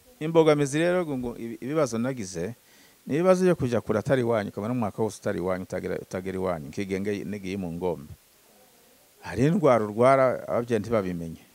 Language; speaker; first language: Kinyarwanda; native; Kinyarwanda